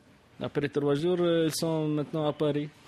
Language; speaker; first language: French; non-native, local second language; Arabic